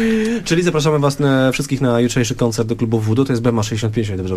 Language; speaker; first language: Polish; native; Polish